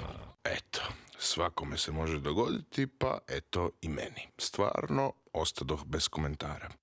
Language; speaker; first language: Croatian; native; Croatian